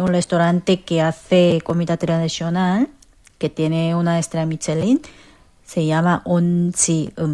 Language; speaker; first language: Spanish; non-native, learner; Korean